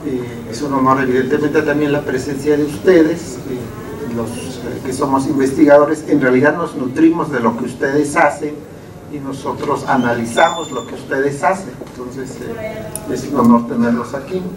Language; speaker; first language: Spanish; native; Spanish